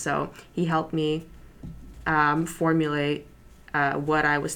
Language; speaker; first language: English; early bilingual, other home language; Polish